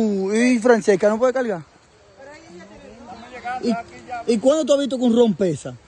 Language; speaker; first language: Spanish; native; Spanish